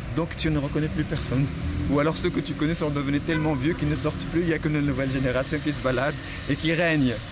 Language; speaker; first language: French; non-native, local second language; Arabic